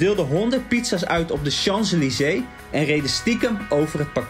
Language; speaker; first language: Dutch; native; Dutch